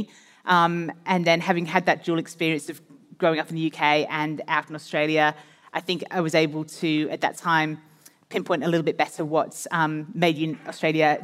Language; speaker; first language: English; native; English